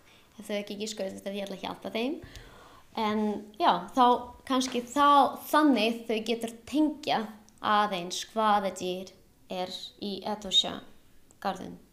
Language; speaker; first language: Icelandic; non-native, learner; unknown